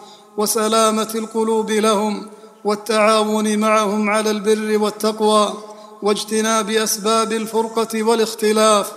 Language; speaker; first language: Arabic; native; Arabic